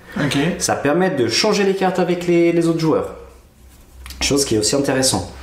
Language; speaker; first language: French; native; French